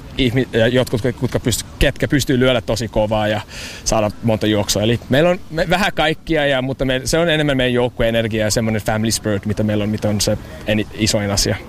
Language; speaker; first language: Finnish; non-native, fluent; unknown